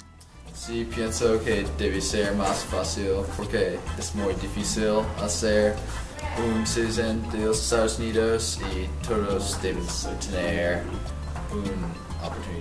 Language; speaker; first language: Spanish; non-native, learner; English